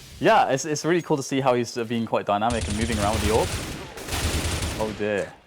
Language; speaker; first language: English; native; English